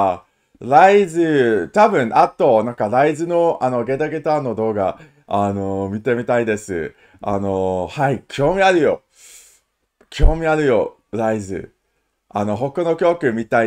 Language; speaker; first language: Japanese; non-native, learner; English